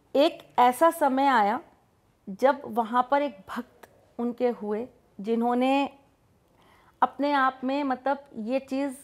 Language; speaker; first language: Hindi; native; Hindi